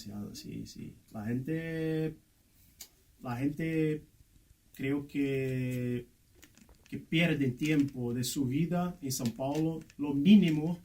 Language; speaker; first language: Spanish; non-native, fluent; Portuguese